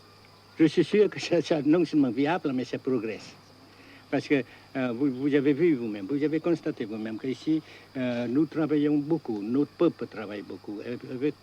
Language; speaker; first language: French; non-native, fluent; Vietnamese